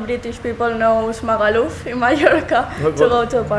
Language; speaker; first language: English; non-native, learner; Spanish